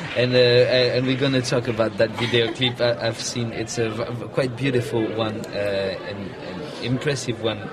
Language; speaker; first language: English; non-native, fluent; French